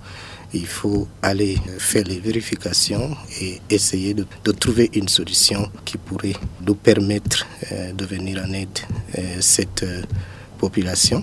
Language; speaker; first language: French; non-native, local second language; Rundi